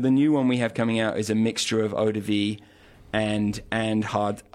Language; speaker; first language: English; native; English